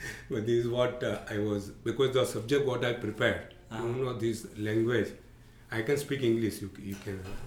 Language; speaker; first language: English; non-native, local second language; Gujarati